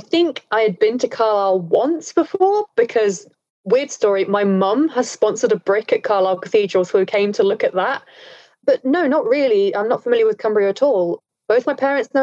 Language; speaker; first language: English; native; English